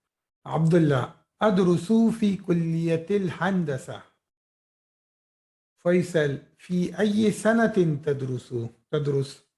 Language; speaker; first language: Arabic; non-native, fluent; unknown